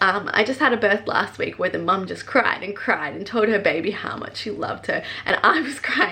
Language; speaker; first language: English; native; English